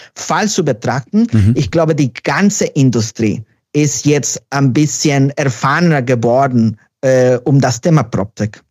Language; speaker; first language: German; non-native, fluent; Spanish